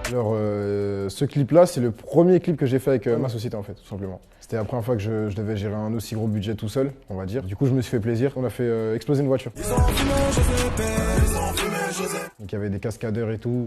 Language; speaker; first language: French; native; French